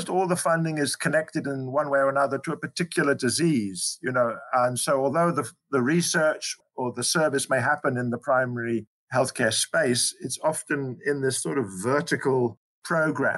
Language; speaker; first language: English; native; English